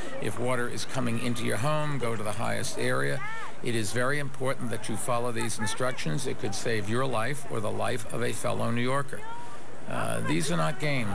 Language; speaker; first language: English; native; English